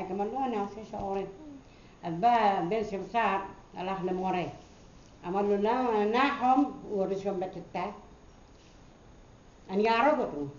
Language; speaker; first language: Hebrew; non-native, learner; Arabic